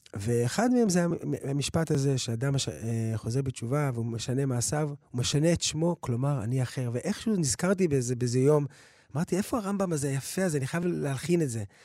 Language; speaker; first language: Hebrew; early bilingual, other home language; English